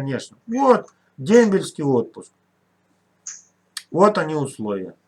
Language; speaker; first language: Russian; native; Russian